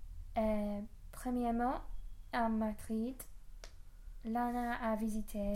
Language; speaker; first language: French; non-native, learner; English